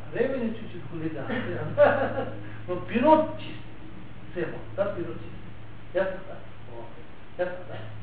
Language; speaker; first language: Russian; non-native, learner; Tibetan